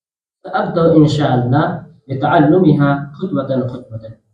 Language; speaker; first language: Arabic; non-native, learner; Urdu